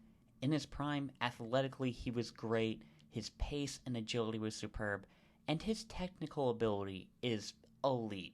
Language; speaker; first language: English; native; English